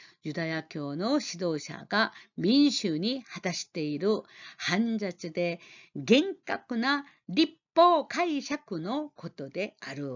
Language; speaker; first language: Japanese; non-native, fluent; Korean